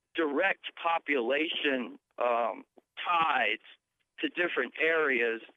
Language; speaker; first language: English; native; English